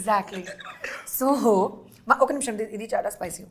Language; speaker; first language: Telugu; non-native, learner; Hindi